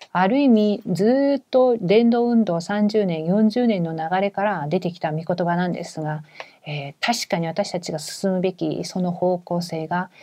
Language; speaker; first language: Japanese; non-native, fluent; Korean